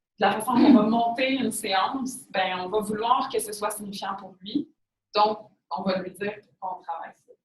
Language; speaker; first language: French; native; French